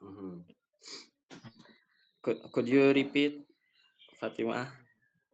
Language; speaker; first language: English; non-native, fluent; Indonesian